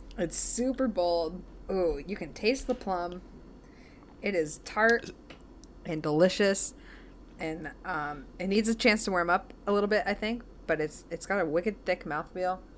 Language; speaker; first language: English; native; English